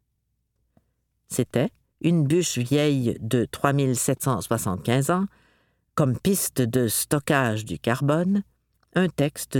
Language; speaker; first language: French; native; French